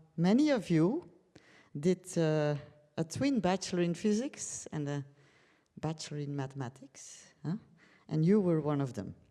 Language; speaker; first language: English; non-native, fluent; Dutch